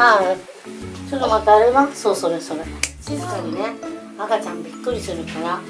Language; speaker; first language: Japanese; native; Japanese